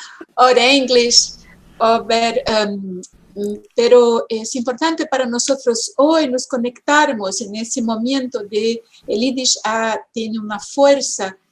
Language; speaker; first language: Spanish; non-native, fluent; Portuguese